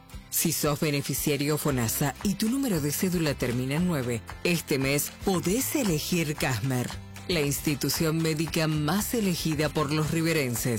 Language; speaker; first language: Spanish; native; Spanish